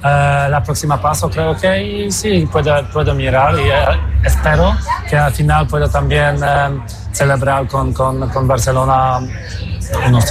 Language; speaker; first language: Spanish; non-native, fluent; Polish